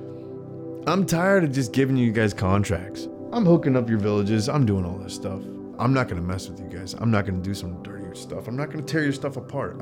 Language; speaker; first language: English; native; English